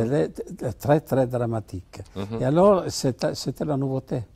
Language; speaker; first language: French; non-native, fluent; Italian